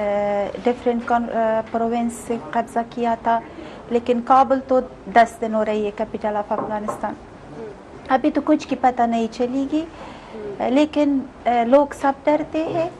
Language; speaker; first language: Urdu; non-native, fluent; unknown